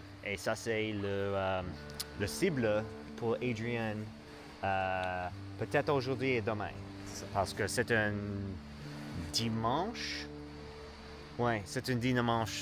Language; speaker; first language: French; non-native, learner; English